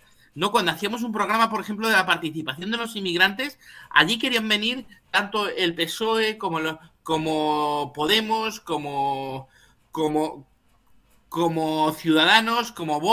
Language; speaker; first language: Spanish; native; Spanish